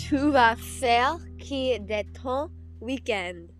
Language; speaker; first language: French; non-native, learner; English